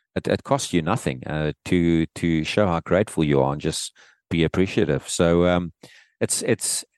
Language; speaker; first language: English; native; English